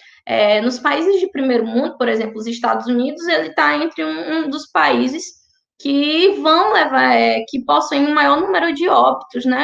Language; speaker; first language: Portuguese; native; Portuguese